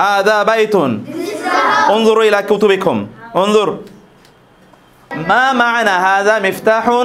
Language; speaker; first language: Arabic; non-native, fluent; Bangla